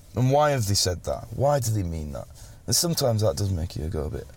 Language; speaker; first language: English; native; English